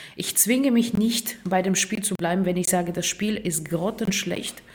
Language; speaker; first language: German; non-native, fluent; Russian